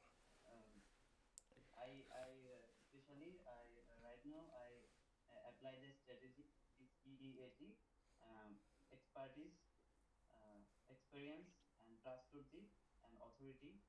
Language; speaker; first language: English; non-native, learner; Bangla